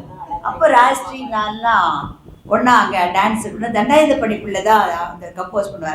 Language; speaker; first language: Tamil; native; Tamil